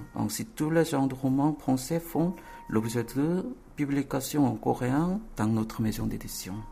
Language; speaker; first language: French; non-native, fluent; Korean